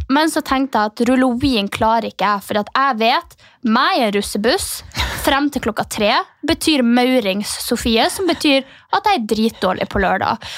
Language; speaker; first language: Norwegian; native; Norwegian